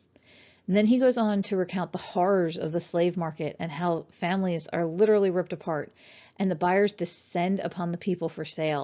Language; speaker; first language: English; native; English